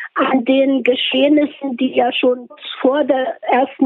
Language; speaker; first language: German; native; German